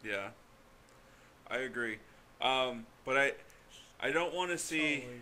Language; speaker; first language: English; native; English